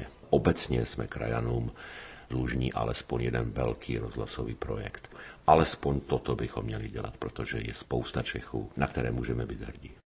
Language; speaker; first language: Czech; native; Czech